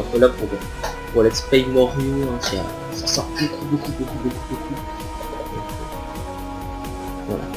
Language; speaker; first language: French; native; French